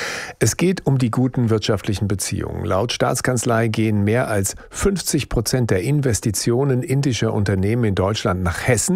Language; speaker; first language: German; native; German